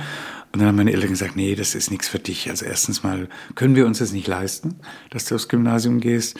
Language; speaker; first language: German; early bilingual, other home language; Spanish